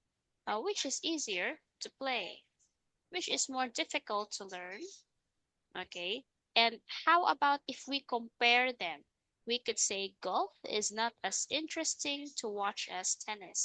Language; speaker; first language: English; non-native, fluent; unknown